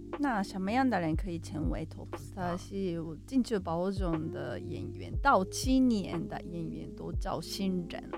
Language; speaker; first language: Chinese; non-native, fluent; Japanese